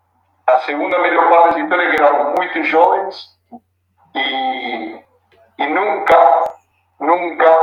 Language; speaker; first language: Portuguese; non-native, fluent; Spanish